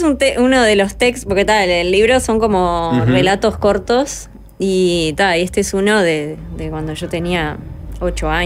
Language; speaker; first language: Spanish; native; Spanish